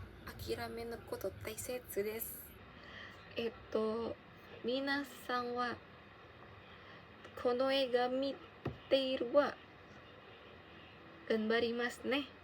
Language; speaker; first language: Japanese; non-native, learner; Indonesian